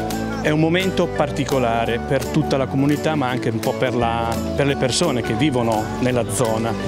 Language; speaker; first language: Italian; native; Italian